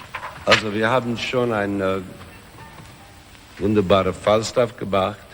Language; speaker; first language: German; non-native, learner; English